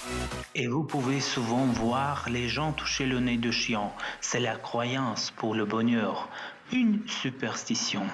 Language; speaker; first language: French; non-native, fluent; Russian